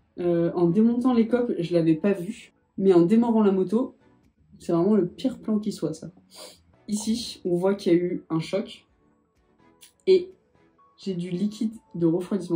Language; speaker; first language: French; native; French